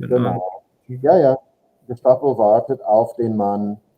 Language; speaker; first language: German; non-native, fluent; English